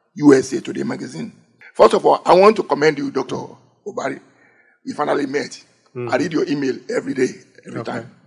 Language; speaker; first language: English; non-native, local second language; Yoruba